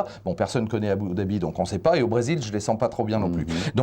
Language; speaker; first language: French; native; French